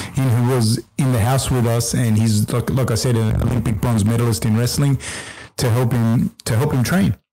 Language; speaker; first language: English; early bilingual, other home language; Spanish